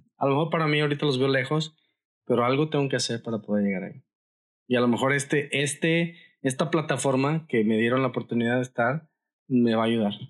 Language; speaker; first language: Spanish; native; Spanish